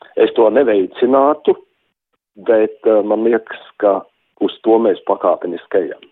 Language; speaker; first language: Latvian; native; Latvian